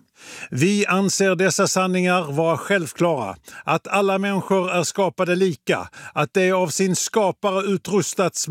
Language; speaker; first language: Swedish; native; Swedish